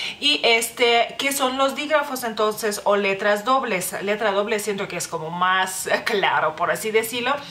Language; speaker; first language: Spanish; non-native, fluent; Lithuanian